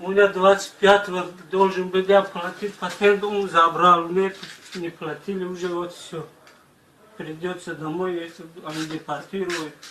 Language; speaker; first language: Russian; non-native, learner; Tajik